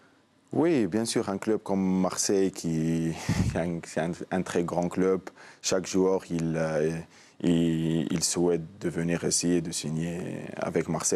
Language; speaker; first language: French; non-native, local second language; Arabic